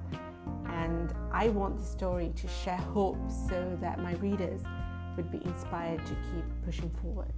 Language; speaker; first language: English; non-native, local second language; Sinhala